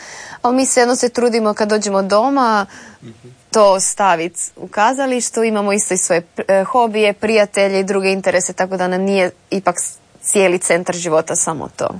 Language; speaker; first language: Serbian; native; Serbian